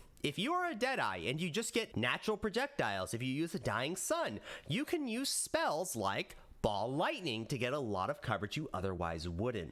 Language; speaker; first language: English; native; English